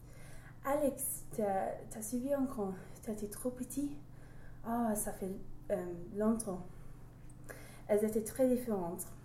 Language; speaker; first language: French; non-native, learner; English